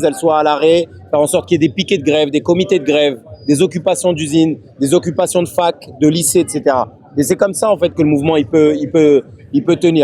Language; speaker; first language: French; native; French